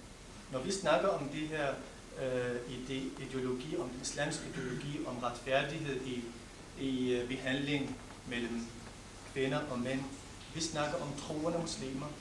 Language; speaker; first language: Danish; non-native, local second language; Arabic